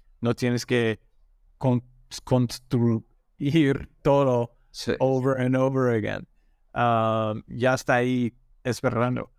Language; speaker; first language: Spanish; non-native, learner; English